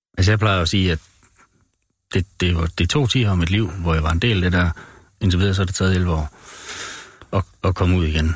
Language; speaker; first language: Danish; native; Danish